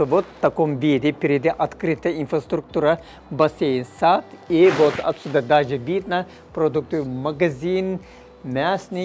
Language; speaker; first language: Russian; non-native, learner; Turkish